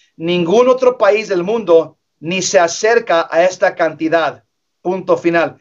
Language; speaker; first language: Spanish; early bilingual, heritage; English